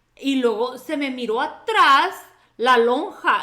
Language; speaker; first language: Spanish; early bilingual, heritage; Spanish